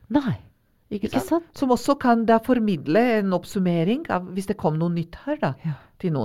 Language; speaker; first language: Norwegian; non-native, fluent; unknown